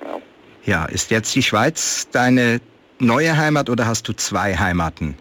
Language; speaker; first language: German; native; German